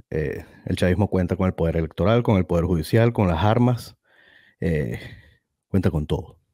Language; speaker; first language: Spanish; native; Spanish